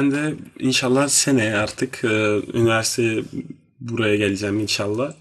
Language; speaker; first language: Turkish; non-native, fluent; Bosnian